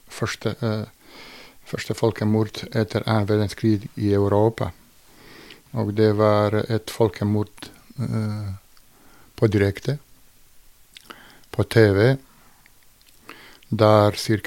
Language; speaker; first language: Norwegian; non-native, fluent; Bosnian